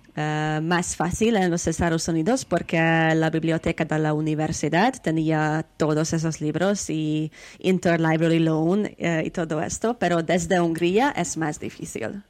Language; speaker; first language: Spanish; non-native, learner; Hungarian